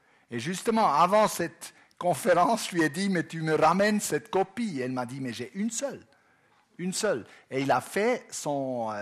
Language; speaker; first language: French; non-native, local second language; German